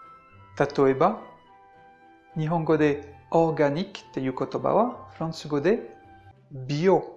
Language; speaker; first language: Japanese; non-native, fluent; French